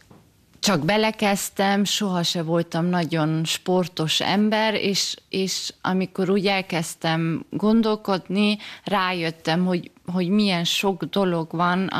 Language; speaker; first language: Hungarian; early bilingual, heritage; German